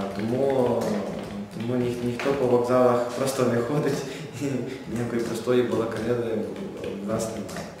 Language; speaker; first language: Ukrainian; native; Ukrainian